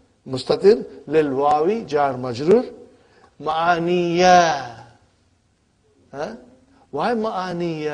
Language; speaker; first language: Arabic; non-native, fluent; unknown